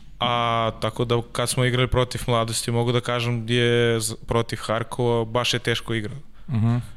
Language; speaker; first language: Serbian; non-native, learner; Russian